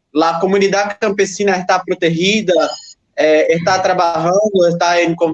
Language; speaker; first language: Spanish; non-native, fluent; Portuguese